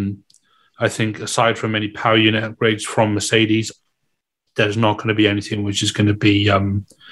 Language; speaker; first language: English; native; English